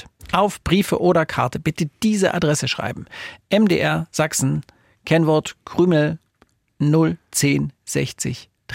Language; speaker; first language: German; native; German